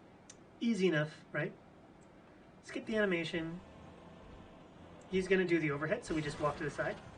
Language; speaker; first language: English; native; English